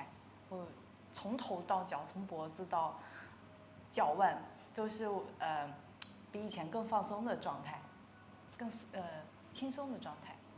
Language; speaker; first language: Chinese; native; Chinese